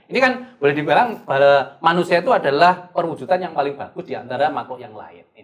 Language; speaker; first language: Indonesian; native; Indonesian